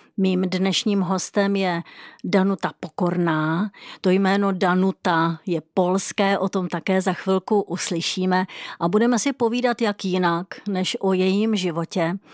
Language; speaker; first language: Czech; native; Czech